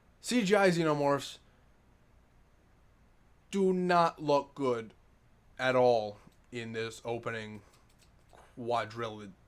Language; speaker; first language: English; native; English